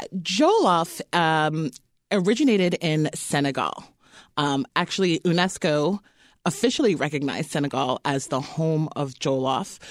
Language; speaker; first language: English; native; English